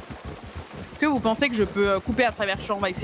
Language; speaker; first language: French; native; French